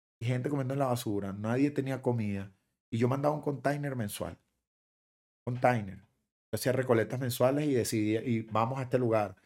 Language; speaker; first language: Spanish; native; Spanish